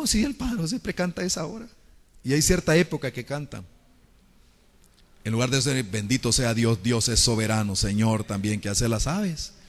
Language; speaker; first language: Spanish; native; Spanish